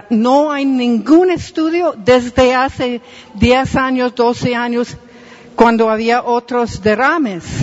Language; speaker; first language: Spanish; non-native, fluent; English